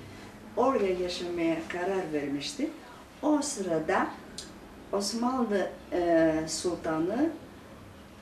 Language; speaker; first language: Turkish; non-native, local second language; Greek